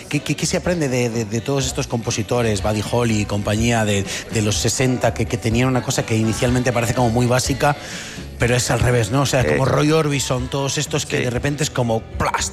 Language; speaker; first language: Spanish; native; Spanish